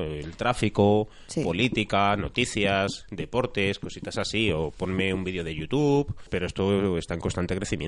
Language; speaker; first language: Spanish; native; Spanish